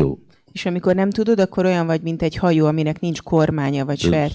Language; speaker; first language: Hungarian; native; Hungarian